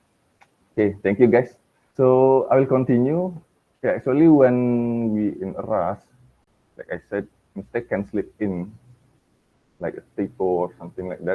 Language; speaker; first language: English; non-native, fluent; Indonesian